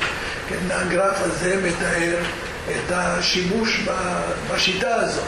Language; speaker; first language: Hebrew; non-native, fluent; Spanish